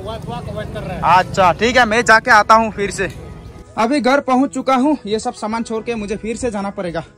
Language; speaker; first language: Hindi; non-native, local second language; Chakma